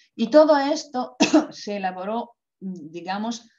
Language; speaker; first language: Spanish; non-native, fluent; Croatian